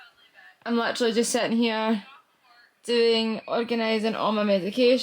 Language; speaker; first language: English; native; English